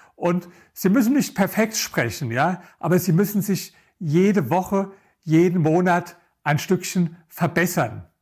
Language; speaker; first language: German; native; German